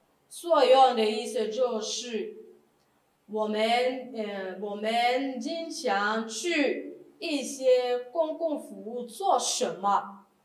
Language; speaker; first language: Chinese; non-native, fluent; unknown